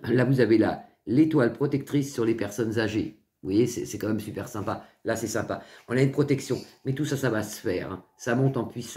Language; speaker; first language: French; native; French